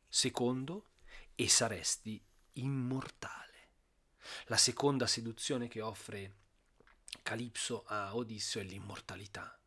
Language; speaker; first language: Italian; native; Italian